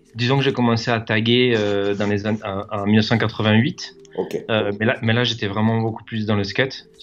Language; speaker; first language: French; native; French